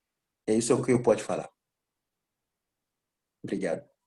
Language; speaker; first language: Portuguese; non-native, learner; Bambara